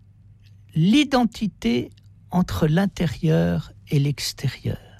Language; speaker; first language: French; native; French